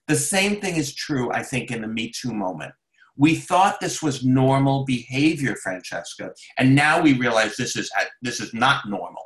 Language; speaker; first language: English; native; English